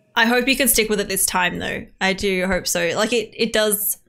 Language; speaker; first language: English; native; English